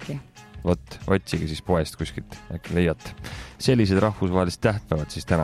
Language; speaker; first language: Estonian; native; Estonian